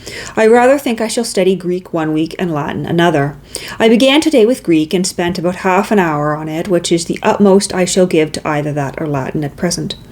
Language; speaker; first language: English; native; English